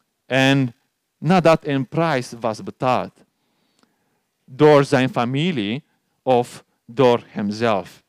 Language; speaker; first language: Dutch; non-native, learner; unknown